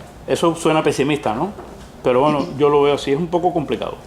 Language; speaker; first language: Spanish; native; Spanish